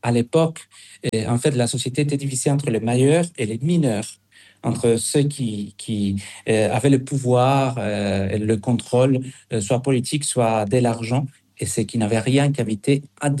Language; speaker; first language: French; non-native, fluent; Spanish